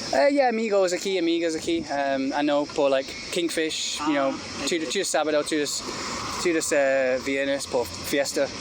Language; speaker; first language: Spanish; non-native, learner; English